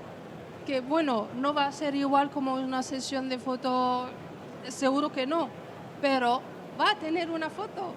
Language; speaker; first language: Spanish; non-native, fluent; French